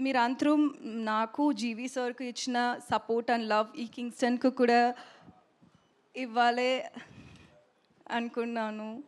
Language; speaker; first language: Telugu; non-native, learner; Tamil